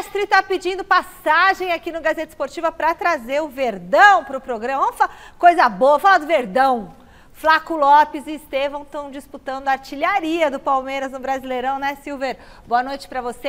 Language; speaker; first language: Portuguese; native; Portuguese